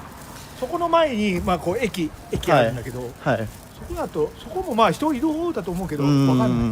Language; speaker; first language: Japanese; native; Japanese